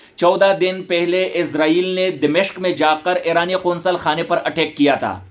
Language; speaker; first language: Urdu; non-native, local second language; Pashto